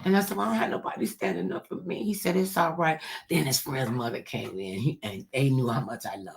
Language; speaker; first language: English; native; English